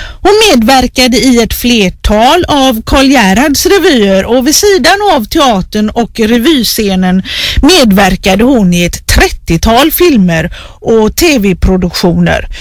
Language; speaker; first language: Swedish; native; Swedish